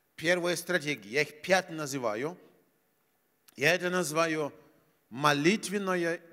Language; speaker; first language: Russian; non-native, fluent; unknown